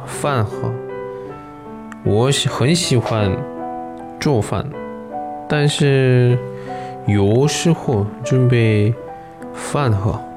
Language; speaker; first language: Chinese; non-native, learner; Korean